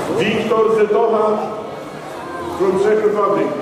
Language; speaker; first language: English; non-native, fluent; Polish